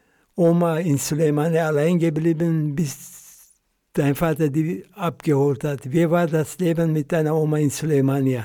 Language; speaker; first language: German; non-native, fluent; Central Kurdish